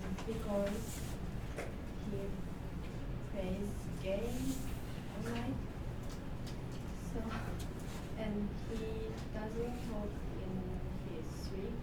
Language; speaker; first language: English; non-native, learner; Japanese